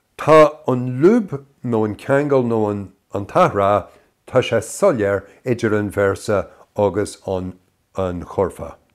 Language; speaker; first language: Irish; native; Irish